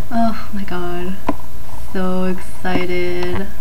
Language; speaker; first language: French; non-native, learner; English